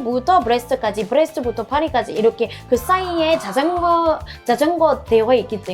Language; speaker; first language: Korean; non-native, fluent; French